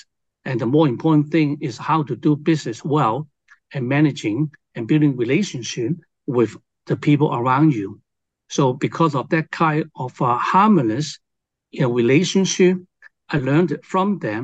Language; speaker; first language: English; non-native, local second language; Cantonese